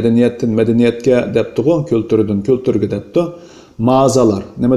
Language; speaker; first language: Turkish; non-native, fluent; Uyghur